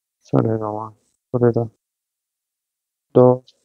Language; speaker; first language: Japanese; non-native, learner; Spanish